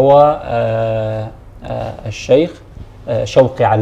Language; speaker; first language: Arabic; native; Arabic